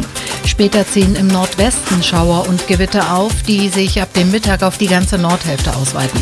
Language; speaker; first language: German; native; German